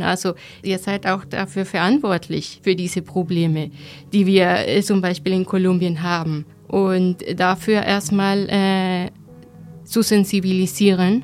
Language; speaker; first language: German; non-native, fluent; Spanish